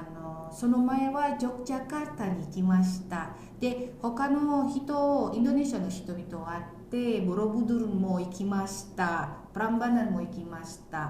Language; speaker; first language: Japanese; non-native, learner; Indonesian